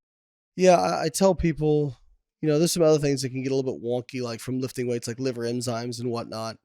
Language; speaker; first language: English; native; English